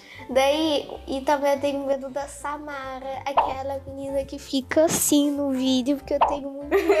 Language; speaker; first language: Portuguese; non-native, local second language; Kabuverdianu